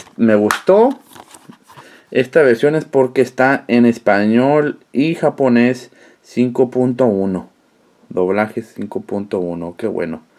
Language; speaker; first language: Spanish; early bilingual, heritage; Spanish